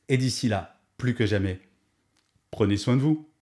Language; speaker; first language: French; native; French